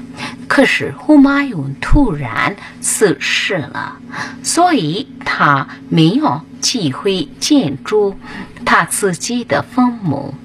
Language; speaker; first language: Chinese; non-native, fluent; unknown